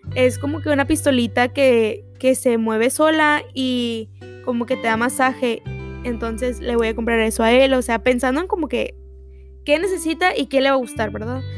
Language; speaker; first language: Spanish; early bilingual, heritage; Spanish